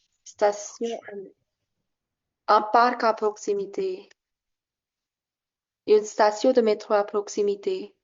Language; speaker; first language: French; non-native, fluent; Hindi